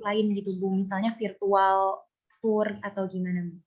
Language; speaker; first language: Indonesian; native; Indonesian